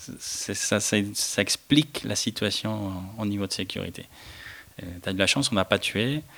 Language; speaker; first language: French; non-native, fluent; Spanish